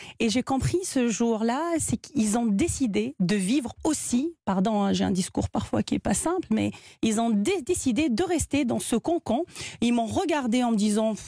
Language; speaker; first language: French; non-native, local second language; Arabic